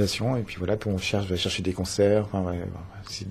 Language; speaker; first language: French; native; French